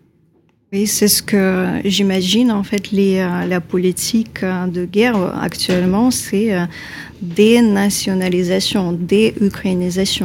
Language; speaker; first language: French; non-native, fluent; Ukrainian